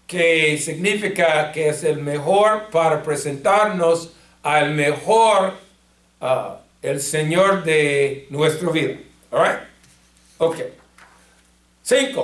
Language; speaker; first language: Spanish; non-native, fluent; English